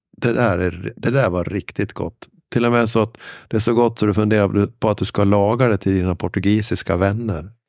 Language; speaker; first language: Swedish; native; Swedish